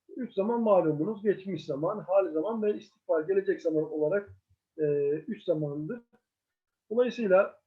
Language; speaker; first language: Turkish; native; Turkish